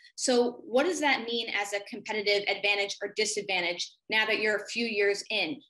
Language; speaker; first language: English; native; English